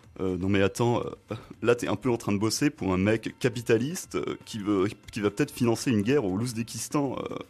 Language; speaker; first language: French; native; French